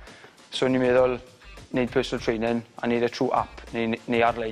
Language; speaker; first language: Welsh; native; Welsh